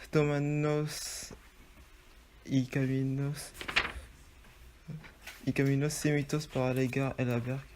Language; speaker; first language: Spanish; non-native, learner; French